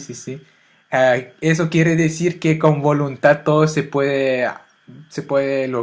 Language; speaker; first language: Spanish; non-native, fluent; French